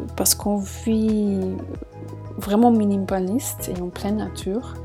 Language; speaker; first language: French; non-native, fluent; German